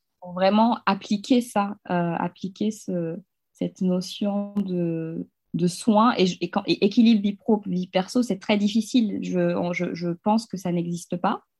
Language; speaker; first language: French; non-native, local second language; Fula